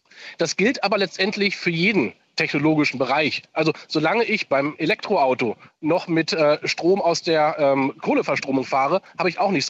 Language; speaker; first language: German; native; German